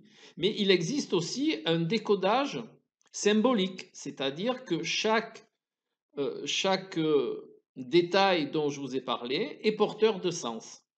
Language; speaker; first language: French; native; French